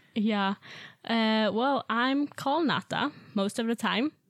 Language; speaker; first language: English; non-native, fluent; Swedish